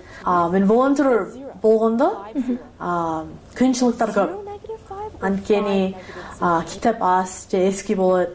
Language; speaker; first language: Kyrgyz; non-native, learner; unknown